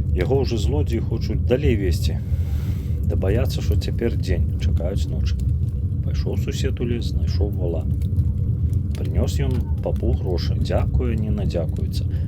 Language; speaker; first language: Belarusian; native; Belarusian